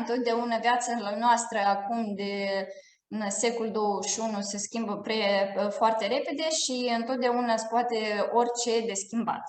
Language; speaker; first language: Romanian; non-native, fluent; Russian